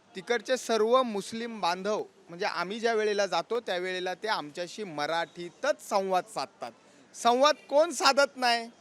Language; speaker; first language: Marathi; native; Marathi